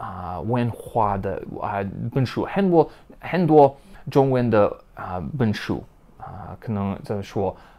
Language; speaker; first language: Chinese; non-native, learner; English